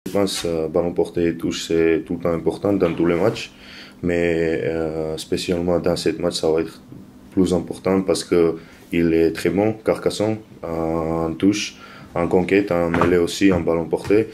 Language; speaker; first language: French; non-native, fluent; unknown